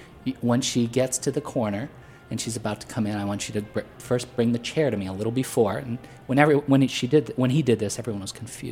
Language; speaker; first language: English; native; English